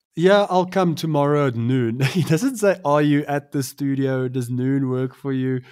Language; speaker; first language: English; non-native, local second language; Afrikaans